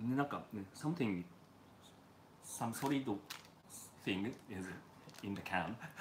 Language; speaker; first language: English; non-native, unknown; Japanese